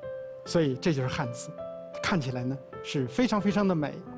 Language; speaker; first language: Chinese; native; Chinese